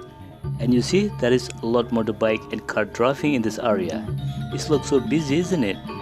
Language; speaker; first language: English; non-native, learner; Indonesian